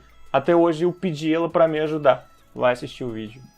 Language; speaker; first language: Portuguese; non-native, fluent; Russian